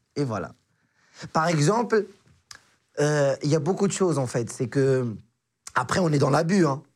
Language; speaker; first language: French; non-native, local second language; Arabic